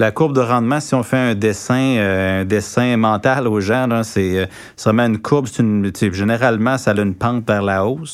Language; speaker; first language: French; native; French